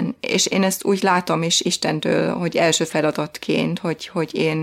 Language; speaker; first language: Hungarian; non-native, fluent; German